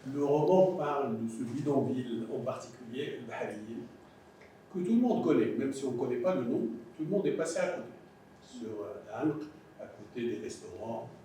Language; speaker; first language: French; non-native, local second language; Arabic